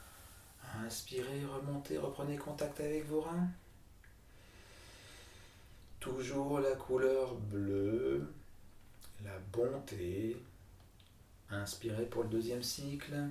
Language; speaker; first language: French; native; French